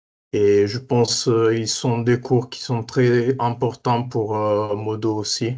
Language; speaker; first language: French; non-native, fluent; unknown